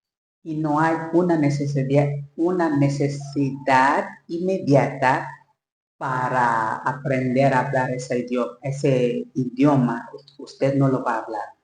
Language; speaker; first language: Spanish; non-native, learner; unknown